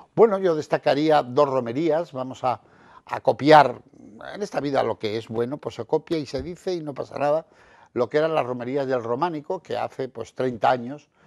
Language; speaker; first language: Spanish; native; Spanish